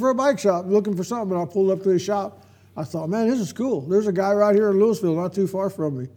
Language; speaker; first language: English; native; English